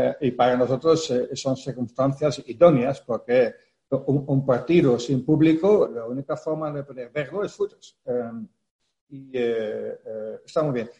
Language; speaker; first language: Spanish; non-native, fluent; Dutch